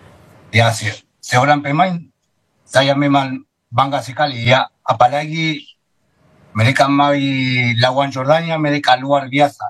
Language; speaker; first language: Indonesian; non-native, fluent; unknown